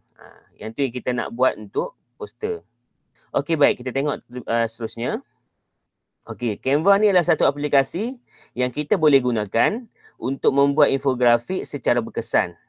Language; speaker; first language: Malay; native; Malay